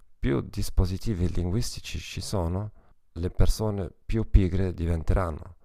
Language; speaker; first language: Italian; non-native, learner; German